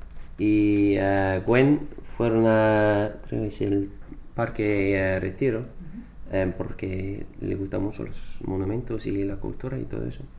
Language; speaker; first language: Spanish; non-native, fluent; English